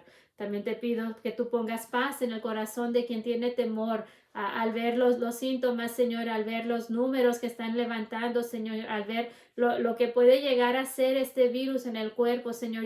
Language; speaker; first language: Spanish; native; Spanish